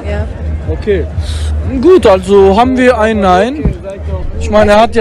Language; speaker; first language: German; native; German